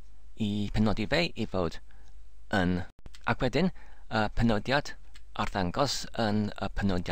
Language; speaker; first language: Welsh; non-native, learner; English